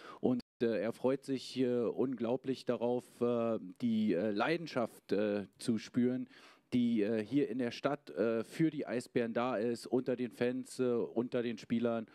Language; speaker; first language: German; native; German